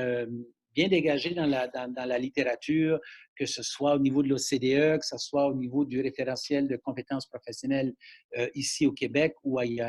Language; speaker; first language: French; native; French